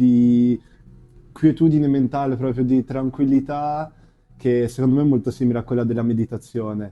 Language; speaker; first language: Italian; native; Italian